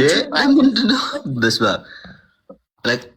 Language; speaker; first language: English; non-native, learner; Amharic